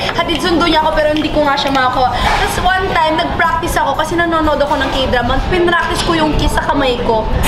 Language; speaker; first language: Filipino; non-native, local second language; Cebuano